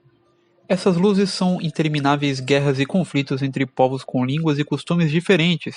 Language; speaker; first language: Portuguese; native; Portuguese